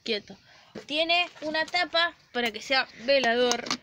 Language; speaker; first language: Spanish; native; Spanish